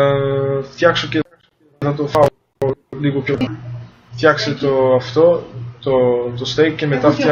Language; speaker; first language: Greek; early bilingual, heritage; Greek